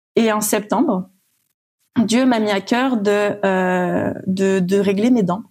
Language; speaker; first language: French; native; French